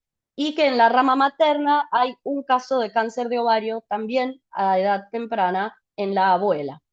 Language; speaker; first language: Spanish; native; Spanish